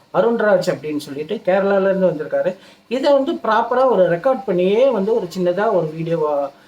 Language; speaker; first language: Tamil; native; Tamil